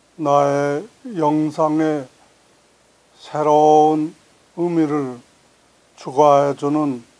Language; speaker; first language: Korean; native; Korean